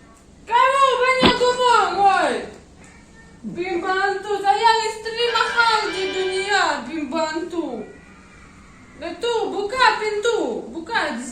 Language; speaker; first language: Indonesian; non-native, learner; Russian